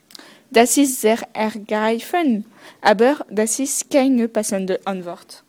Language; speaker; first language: German; non-native, learner; French